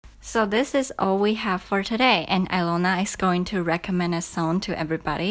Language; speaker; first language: English; non-native, fluent; Chinese